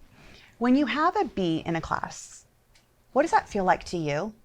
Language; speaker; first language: English; native; English